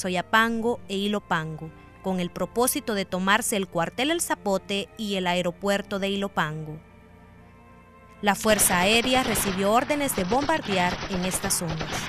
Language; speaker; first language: Spanish; native; Spanish